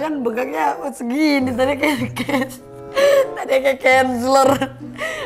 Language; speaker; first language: Indonesian; native; Indonesian